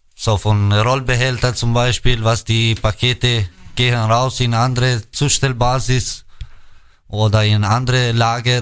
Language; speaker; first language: German; non-native, learner; Albanian